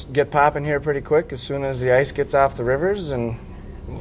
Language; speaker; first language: English; native; English